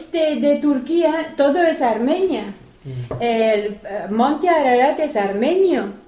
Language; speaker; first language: Spanish; non-native, fluent; Armenian